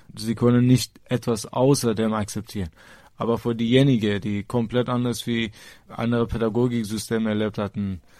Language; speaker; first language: German; non-native, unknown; Persian